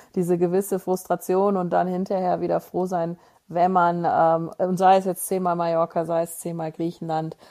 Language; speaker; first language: German; native; German